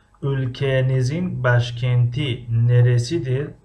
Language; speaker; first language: Turkish; non-native, fluent; Tajik